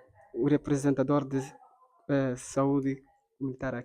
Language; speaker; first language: Portuguese; non-native, local second language; Fula